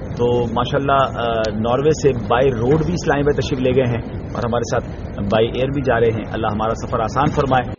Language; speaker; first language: Urdu; native; Urdu